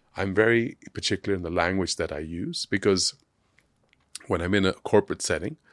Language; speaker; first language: English; non-native, local second language; Sindhi